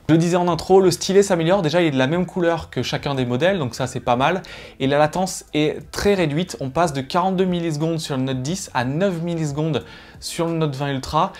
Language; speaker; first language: French; native; French